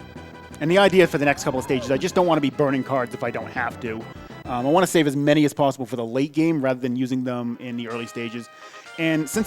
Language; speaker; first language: English; native; English